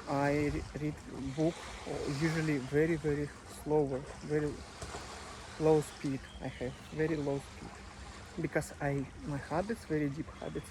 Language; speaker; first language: English; non-native, learner; Russian